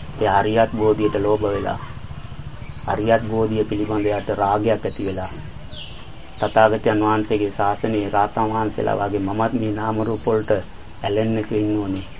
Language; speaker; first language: Sinhala; non-native, fluent; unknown